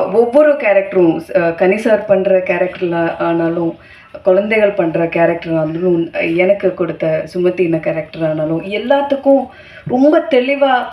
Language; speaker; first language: Tamil; non-native, fluent; Malayalam